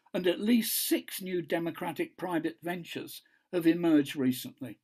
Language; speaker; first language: English; native; English